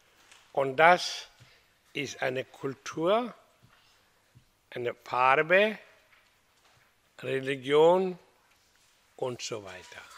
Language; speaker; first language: German; non-native, learner; Hindi